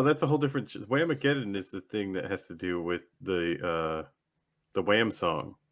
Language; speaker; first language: English; native; English